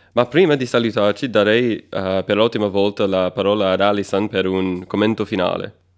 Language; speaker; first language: Italian; non-native, fluent; English